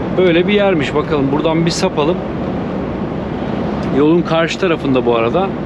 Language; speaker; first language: Turkish; native; Turkish